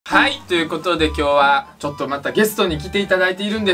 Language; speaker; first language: Japanese; early bilingual, other home language; Russian